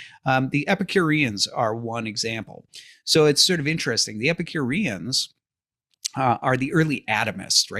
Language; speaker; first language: English; native; English